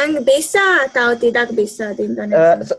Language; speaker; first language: Indonesian; non-native, learner; Hebrew